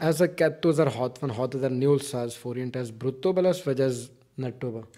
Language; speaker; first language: Hungarian; non-native, learner; Hindi